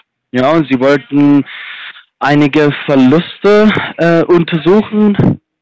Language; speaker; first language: German; non-native, fluent; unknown